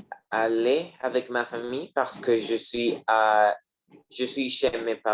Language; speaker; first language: French; non-native, learner; Spanish